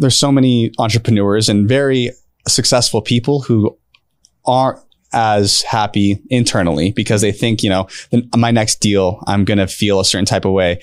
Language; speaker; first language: English; native; English